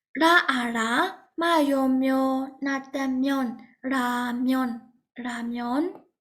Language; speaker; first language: Korean; non-native, fluent; Burmese